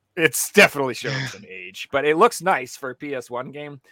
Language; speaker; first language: English; native; English